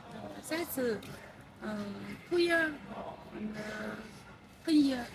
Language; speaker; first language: English; non-native, learner; Chinese